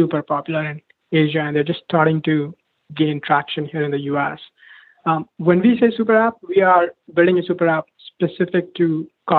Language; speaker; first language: English; non-native, local second language; Hindi